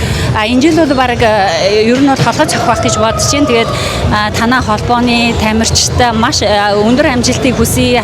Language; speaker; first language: Mongolian; native; Mongolian